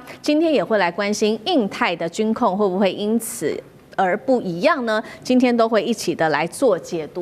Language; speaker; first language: Chinese; native; Chinese